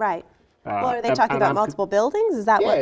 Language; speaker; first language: English; native; English